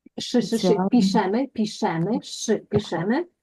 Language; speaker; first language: Polish; non-native, fluent; Ukrainian